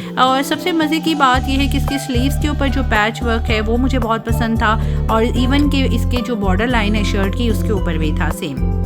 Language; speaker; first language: Urdu; native; Urdu